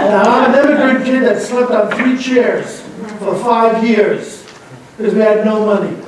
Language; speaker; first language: English; non-native, fluent; Greek